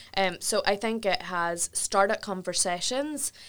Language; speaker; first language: English; native; English